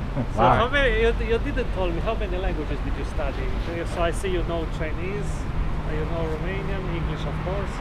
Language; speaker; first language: English; non-native, fluent; Romanian